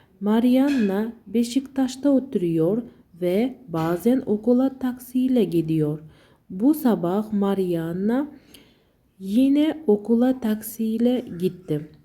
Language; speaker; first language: Turkish; non-native, learner; Uzbek